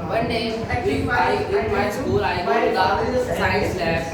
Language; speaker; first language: English; non-native, learner; Hindi